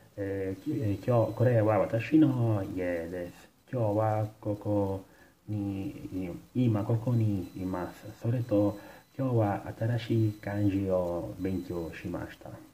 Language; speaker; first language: Japanese; non-native, learner; Italian